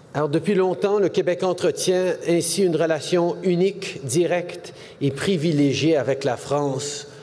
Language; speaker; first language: French; native; French